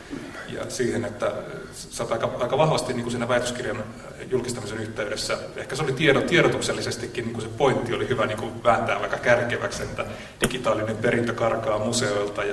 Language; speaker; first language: Finnish; native; Finnish